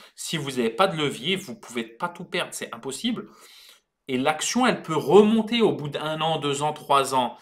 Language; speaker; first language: French; native; French